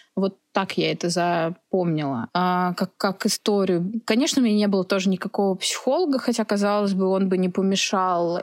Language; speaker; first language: Russian; native; Russian